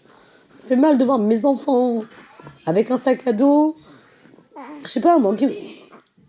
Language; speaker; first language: French; native; French